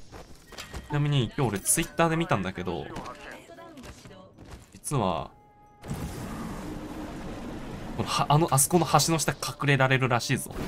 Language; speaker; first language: Japanese; native; Japanese